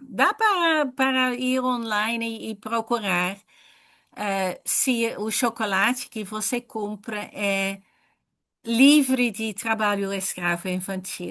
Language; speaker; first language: Portuguese; non-native, fluent; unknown